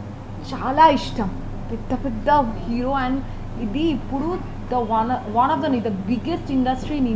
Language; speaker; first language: Telugu; non-native, learner; Bangla